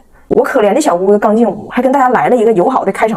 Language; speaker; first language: Chinese; native; Chinese